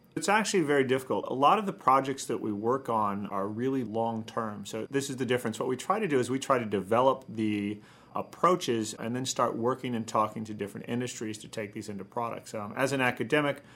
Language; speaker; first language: English; native; English